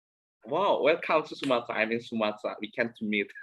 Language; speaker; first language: English; non-native, learner; Indonesian